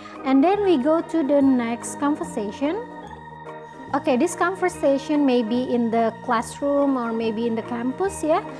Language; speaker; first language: English; non-native, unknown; Indonesian